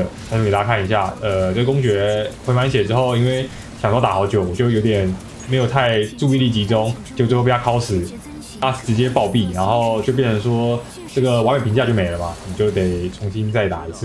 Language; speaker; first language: Chinese; native; Chinese